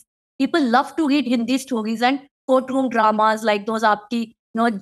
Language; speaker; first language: English; non-native, local second language; Hindi